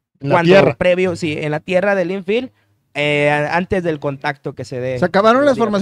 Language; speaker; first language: Spanish; native; Spanish